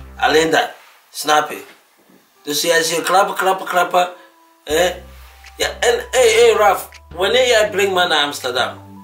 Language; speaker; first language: Dutch; non-native, learner; Akan